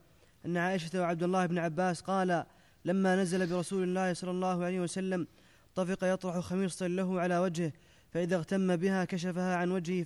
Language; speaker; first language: Arabic; native; Arabic